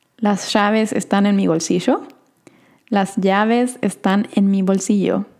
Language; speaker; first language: Spanish; native; Spanish